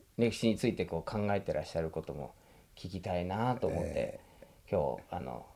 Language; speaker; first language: Japanese; non-native, fluent; English